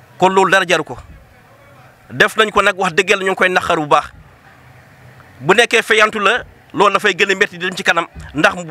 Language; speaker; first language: Wolof; non-native, local second language; Fula